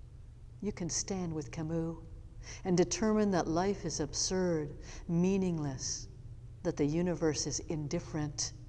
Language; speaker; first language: English; native; English